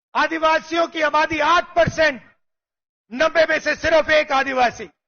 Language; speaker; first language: Hindi; native; Hindi